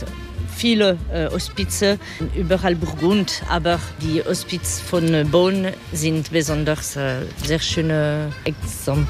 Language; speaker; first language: German; non-native, fluent; French